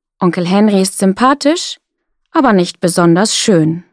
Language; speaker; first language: German; non-native, fluent; Russian